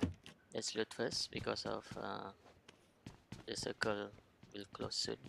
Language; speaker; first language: English; non-native, learner; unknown